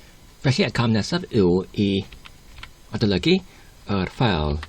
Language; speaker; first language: Welsh; non-native, learner; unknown